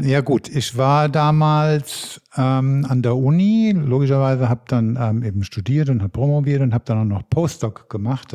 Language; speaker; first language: German; native; German